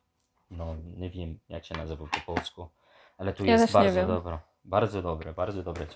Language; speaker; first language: Polish; non-native, learner; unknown